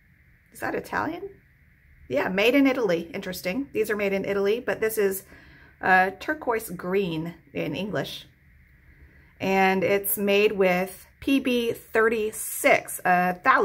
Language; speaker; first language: English; native; English